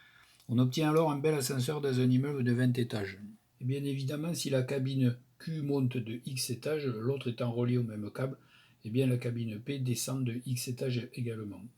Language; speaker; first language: French; native; French